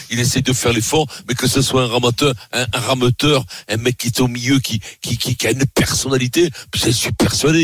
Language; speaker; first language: French; native; French